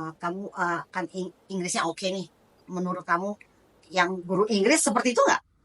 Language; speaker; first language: Indonesian; non-native, local second language; Chinese